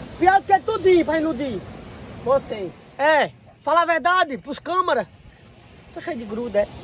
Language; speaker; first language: Portuguese; native; Portuguese